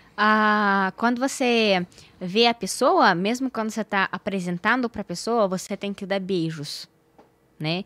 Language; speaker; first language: Portuguese; non-native, fluent; Russian